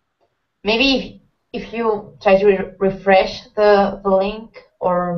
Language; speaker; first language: English; non-native, fluent; Spanish